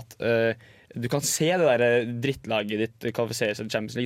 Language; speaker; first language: Norwegian; native; Norwegian